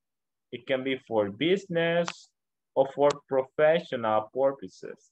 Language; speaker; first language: English; non-native, learner; Spanish